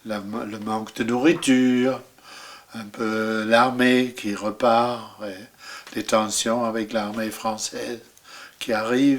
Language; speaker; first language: French; non-native, fluent; German